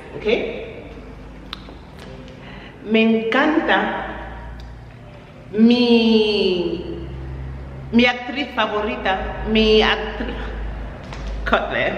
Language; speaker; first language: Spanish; non-native, fluent; English